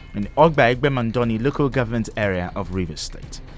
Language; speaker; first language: English; non-native, local second language; Yoruba